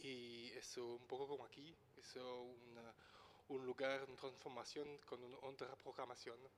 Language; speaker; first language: Spanish; non-native, learner; French